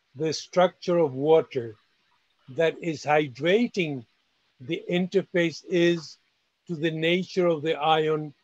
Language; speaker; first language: English; non-native, fluent; Spanish